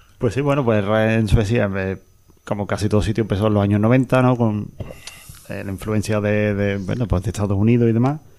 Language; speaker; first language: Spanish; native; Spanish